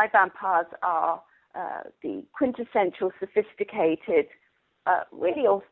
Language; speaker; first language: English; native; English